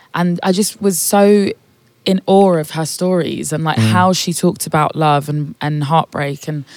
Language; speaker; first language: English; native; English